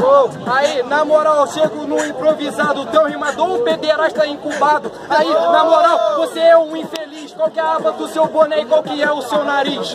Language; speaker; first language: Portuguese; native; Portuguese